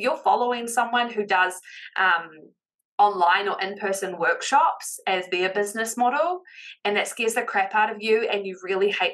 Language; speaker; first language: English; native; English